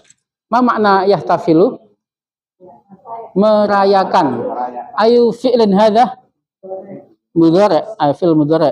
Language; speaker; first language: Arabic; non-native, fluent; Indonesian